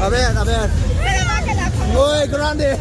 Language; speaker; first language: Spanish; non-native, learner; English